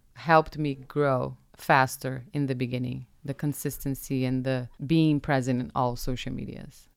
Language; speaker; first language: English; non-native, fluent; Portuguese